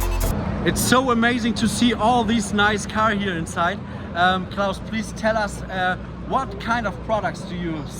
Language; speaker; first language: English; non-native, learner; German